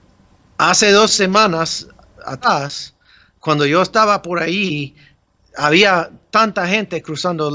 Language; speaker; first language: Spanish; non-native, fluent; English